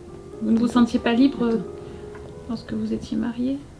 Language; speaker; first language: French; native; French